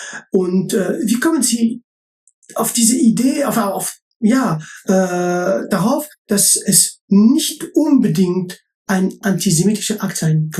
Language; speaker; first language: German; non-native, local second language; French